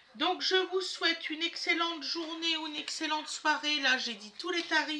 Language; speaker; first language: French; native; French